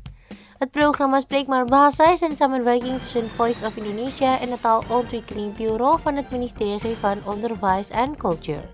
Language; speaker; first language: Dutch; non-native, learner; Indonesian